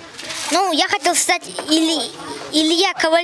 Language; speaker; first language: Russian; non-native, local second language; Kyrgyz